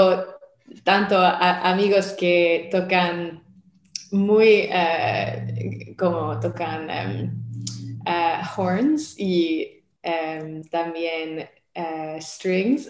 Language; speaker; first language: Spanish; non-native, learner; French